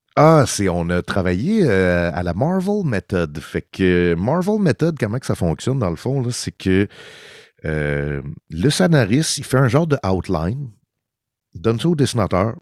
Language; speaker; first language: French; early bilingual, heritage; French